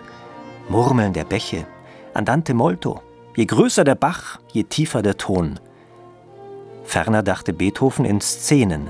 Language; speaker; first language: German; native; German